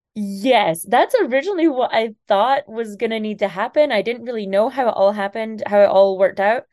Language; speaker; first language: English; native; English